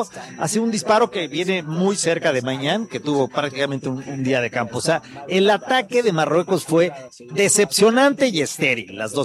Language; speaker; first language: Spanish; native; Spanish